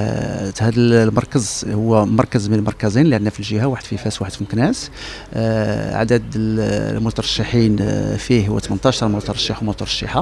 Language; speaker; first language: Arabic; native; Arabic